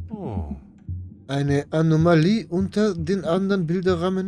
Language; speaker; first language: German; native; German